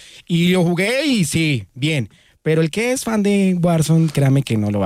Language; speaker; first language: Spanish; native; Spanish